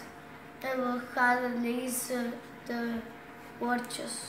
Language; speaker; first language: Dutch; non-native, local second language; Papiamento